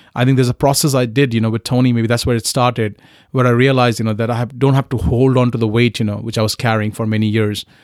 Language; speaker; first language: English; non-native, local second language; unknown